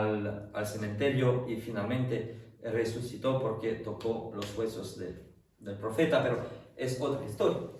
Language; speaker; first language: Spanish; non-native, fluent; French